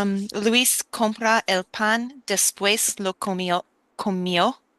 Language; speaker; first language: Spanish; non-native, learner; English